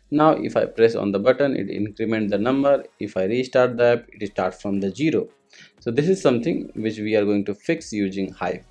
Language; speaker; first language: English; non-native, local second language; Hindi